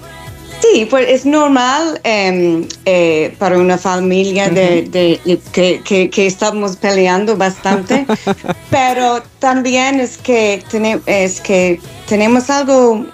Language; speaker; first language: Spanish; non-native, fluent; English